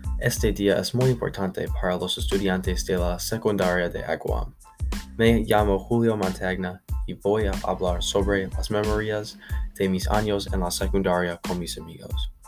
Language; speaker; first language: Spanish; non-native, learner; English